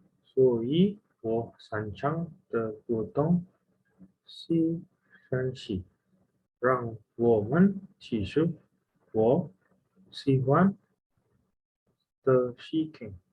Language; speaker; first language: Chinese; non-native, learner; Indonesian